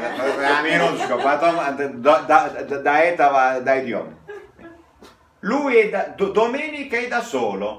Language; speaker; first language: Italian; non-native, fluent; Russian